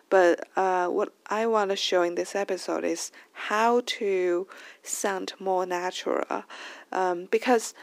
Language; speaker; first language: English; non-native, fluent; Chinese